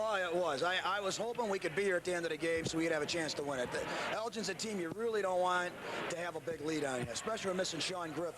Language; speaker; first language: English; native; English